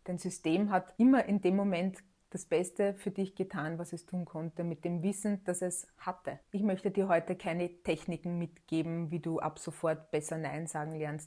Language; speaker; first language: German; native; German